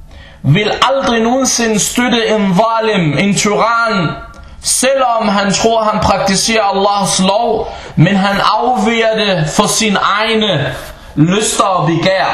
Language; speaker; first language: Danish; early bilingual, other home language; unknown